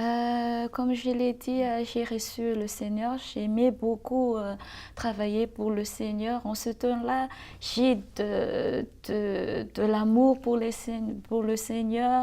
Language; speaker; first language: French; non-native, local second language; Malagasy